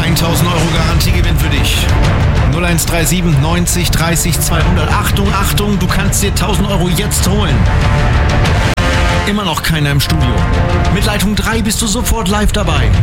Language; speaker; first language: German; native; German